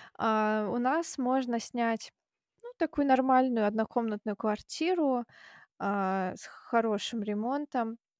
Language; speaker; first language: Russian; native; Russian